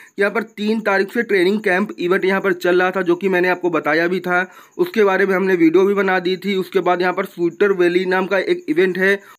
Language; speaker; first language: Hindi; native; Hindi